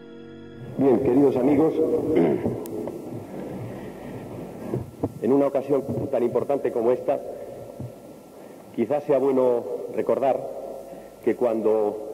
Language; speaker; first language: Spanish; native; Spanish